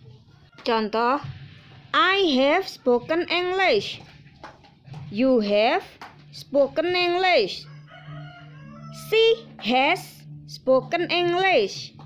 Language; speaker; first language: English; non-native, fluent; Indonesian